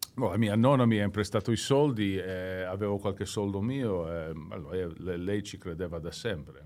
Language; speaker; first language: Italian; early bilingual, heritage; English